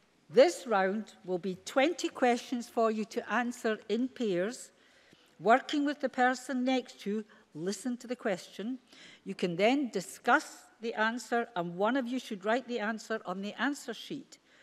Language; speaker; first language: English; native; English